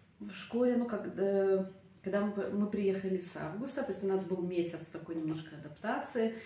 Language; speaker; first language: Russian; native; Russian